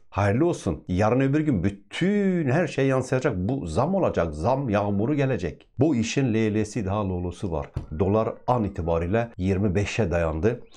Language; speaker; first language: Turkish; native; Turkish